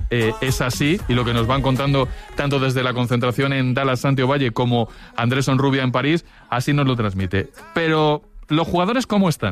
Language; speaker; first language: Spanish; native; Spanish